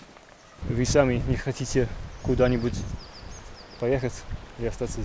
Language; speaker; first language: Russian; non-native, fluent; English